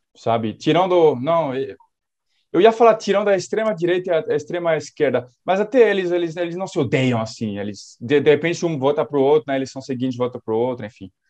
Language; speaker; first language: Portuguese; non-native, fluent; French